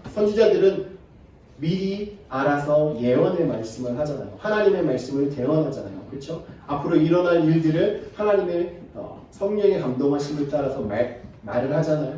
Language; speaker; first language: Korean; native; Korean